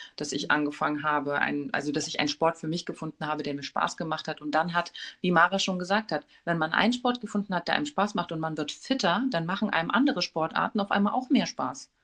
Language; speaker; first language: German; native; German